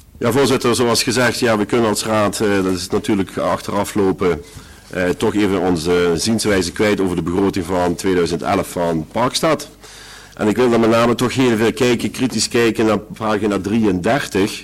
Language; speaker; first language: Dutch; native; Dutch